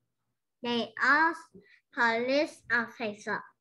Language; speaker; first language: English; non-native, learner; Vietnamese